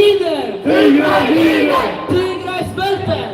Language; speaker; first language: Swedish; early bilingual, other home language; Tigrinya